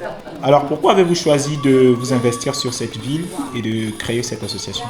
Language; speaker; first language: French; native; French